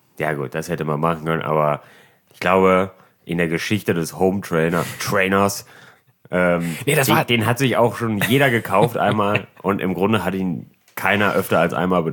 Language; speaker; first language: German; native; German